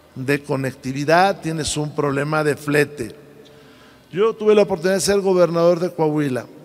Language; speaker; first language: Spanish; native; Spanish